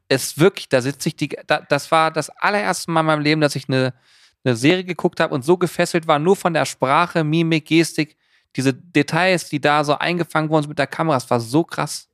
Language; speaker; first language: German; native; German